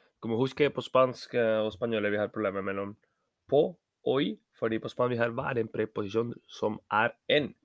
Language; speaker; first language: Norwegian; non-native, learner; Spanish